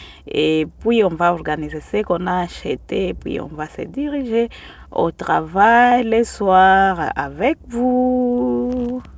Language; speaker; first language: French; non-native, local second language; Swahili